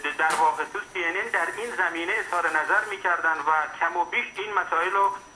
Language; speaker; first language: Persian; non-native, local second language; Central Kurdish